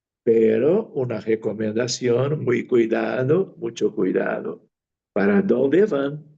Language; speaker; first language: Spanish; non-native, fluent; Portuguese